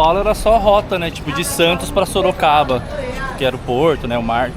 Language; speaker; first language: Portuguese; native; Portuguese